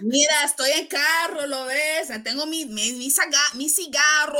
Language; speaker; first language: Spanish; non-native, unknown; English